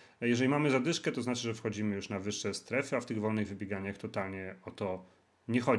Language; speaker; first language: Polish; native; Polish